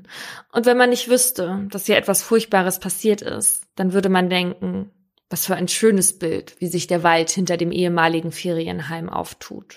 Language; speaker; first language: German; native; German